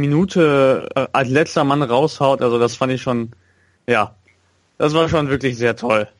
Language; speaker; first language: German; native; German